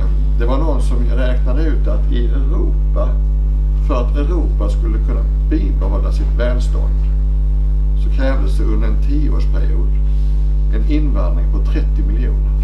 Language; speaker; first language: Swedish; native; Swedish